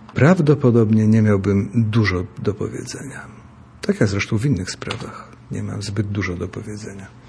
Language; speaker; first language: Polish; native; Polish